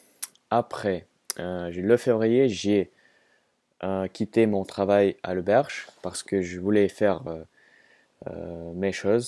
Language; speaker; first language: French; non-native, fluent; Russian